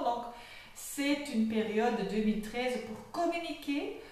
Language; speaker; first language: French; non-native, fluent; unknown